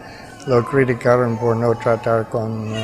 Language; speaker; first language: Spanish; non-native, fluent; English